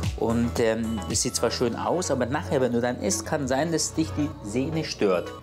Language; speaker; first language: German; early bilingual, other home language; Turkish